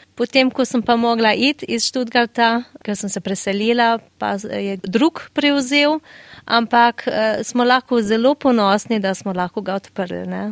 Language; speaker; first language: Slovenian; early bilingual, heritage; Slovenian